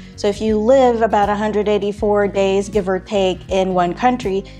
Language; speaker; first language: English; non-native, local second language; Filipino